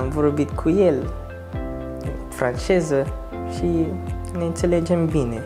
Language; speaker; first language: Romanian; non-native, learner; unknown